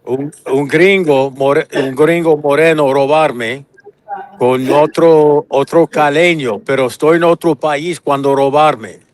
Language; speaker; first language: Spanish; non-native, learner; English